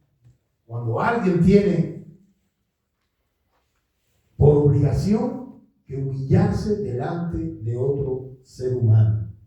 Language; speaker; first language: Spanish; native; Spanish